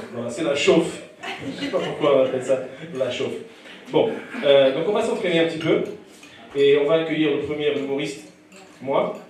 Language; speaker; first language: French; non-native, fluent; Portuguese